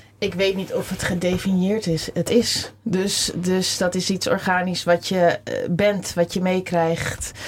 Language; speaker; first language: Dutch; native; Dutch